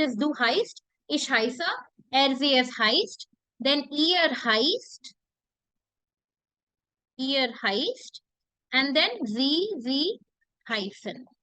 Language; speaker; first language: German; non-native, fluent; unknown